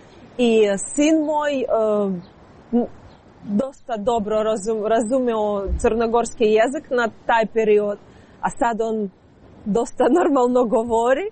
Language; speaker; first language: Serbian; non-native, learner; Ukrainian